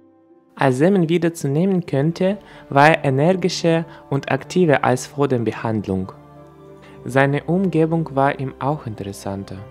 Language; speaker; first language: German; non-native, fluent; Russian